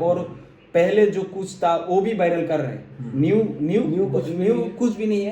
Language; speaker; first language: Hindi; non-native, fluent; Bangla